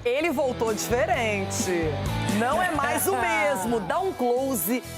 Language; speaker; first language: Portuguese; native; Portuguese